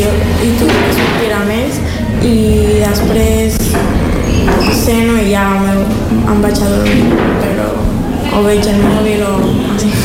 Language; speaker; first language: Catalan; non-native, fluent; Spanish